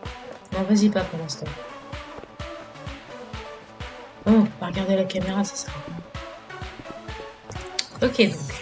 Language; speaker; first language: French; native; French